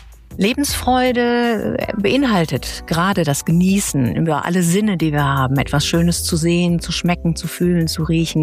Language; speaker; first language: German; native; German